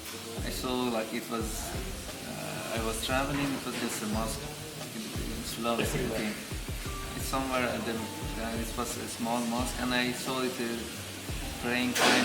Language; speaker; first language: English; non-native, fluent; Persian